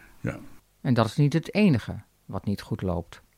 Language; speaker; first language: Dutch; native; Dutch